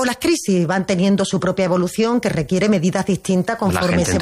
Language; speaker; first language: Spanish; native; Spanish